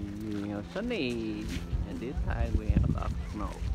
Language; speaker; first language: English; non-native, learner; Vietnamese